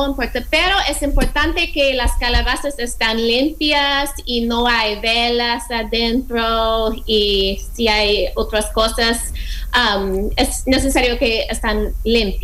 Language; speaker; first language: Spanish; non-native, fluent; English